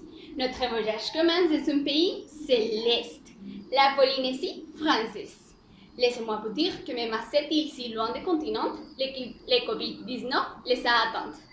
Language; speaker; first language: French; non-native, learner; Spanish